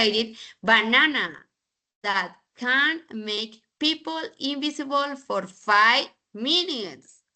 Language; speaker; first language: English; non-native, learner; Spanish